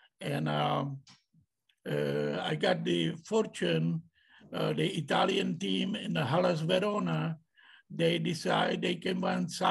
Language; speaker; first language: English; non-native, learner; Czech